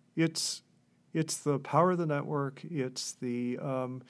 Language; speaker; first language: English; native; English